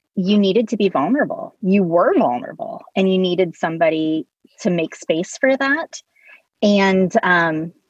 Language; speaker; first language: English; native; English